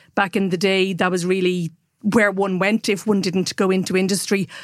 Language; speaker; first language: English; native; English